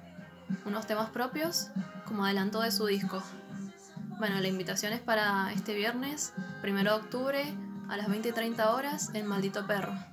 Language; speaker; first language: Spanish; native; Spanish